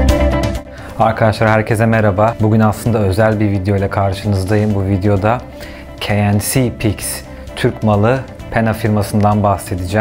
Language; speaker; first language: Turkish; native; Turkish